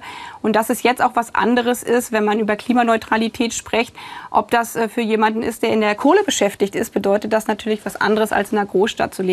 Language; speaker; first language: German; native; German